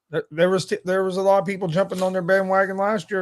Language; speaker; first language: English; native; English